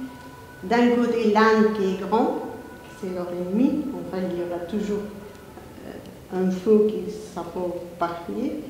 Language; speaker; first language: French; non-native, fluent; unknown